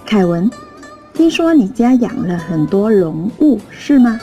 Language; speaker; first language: Chinese; non-native, fluent; Vietnamese